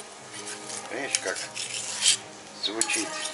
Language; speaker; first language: Russian; non-native, local second language; Azerbaijani